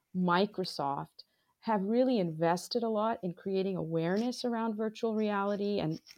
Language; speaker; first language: English; non-native, local second language; Bangla